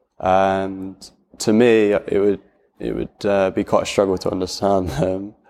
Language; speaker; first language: English; native; English